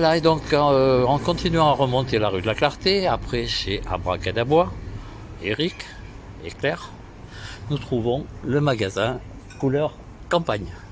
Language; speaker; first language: French; native; French